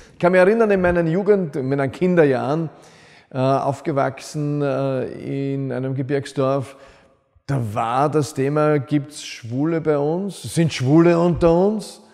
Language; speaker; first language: German; native; German